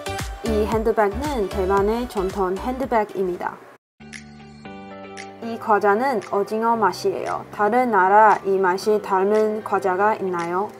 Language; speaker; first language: Korean; non-native, learner; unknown